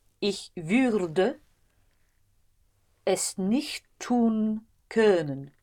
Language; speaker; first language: German; non-native, learner; English